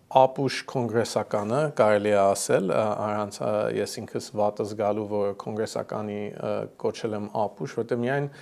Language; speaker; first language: Armenian; early bilingual, heritage; Armenian